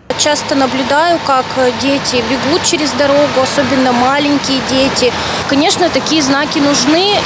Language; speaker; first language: Russian; native; Russian